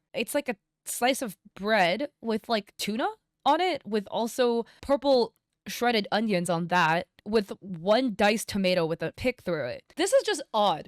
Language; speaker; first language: English; native; English